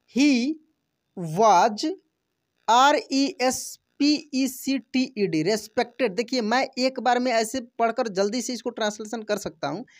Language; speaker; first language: Hindi; native; Hindi